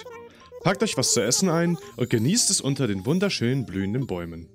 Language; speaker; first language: German; native; German